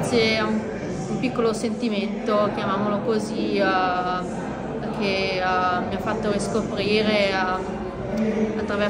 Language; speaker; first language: Italian; native; Italian